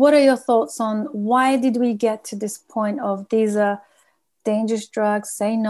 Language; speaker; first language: English; native; English